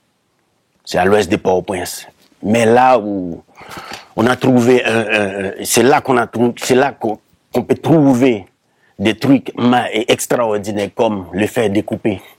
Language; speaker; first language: French; non-native, local second language; Haitian Creole